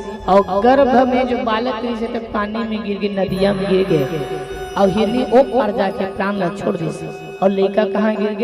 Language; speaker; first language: Hindi; non-native, local second language; Chhattisgarhi